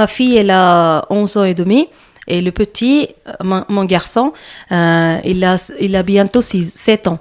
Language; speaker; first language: French; non-native, learner; Malayalam